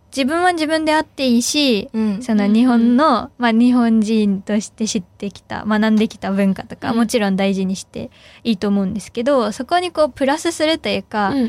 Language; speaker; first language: Japanese; native; Japanese